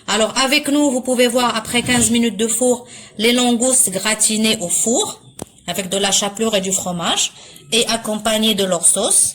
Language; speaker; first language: French; non-native, local second language; Arabic